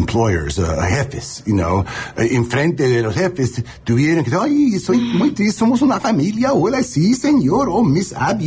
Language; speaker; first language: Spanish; non-native, learner; English